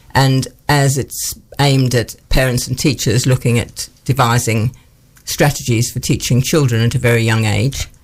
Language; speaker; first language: English; native; English